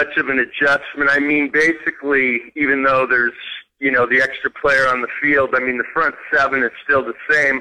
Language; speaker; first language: English; native; English